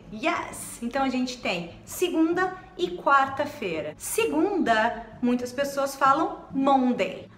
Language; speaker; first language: Portuguese; native; Portuguese